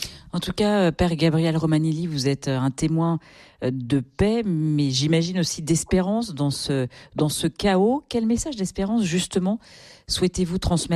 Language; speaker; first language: French; native; French